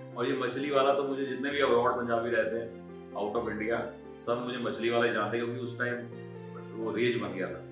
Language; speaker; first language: Hindi; non-native, local second language; Punjabi